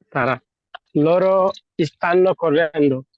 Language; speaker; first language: Italian; non-native, learner; Bangla